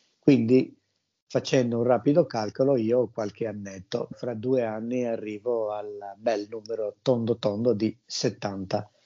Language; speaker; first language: Italian; native; Italian